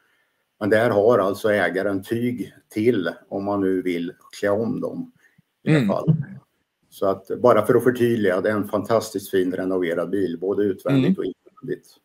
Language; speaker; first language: Swedish; native; Swedish